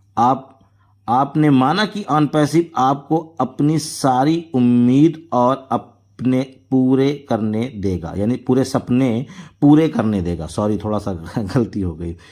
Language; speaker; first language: Hindi; native; Hindi